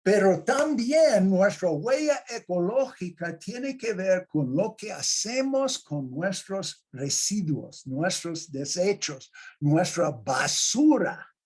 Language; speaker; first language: Spanish; non-native, fluent; English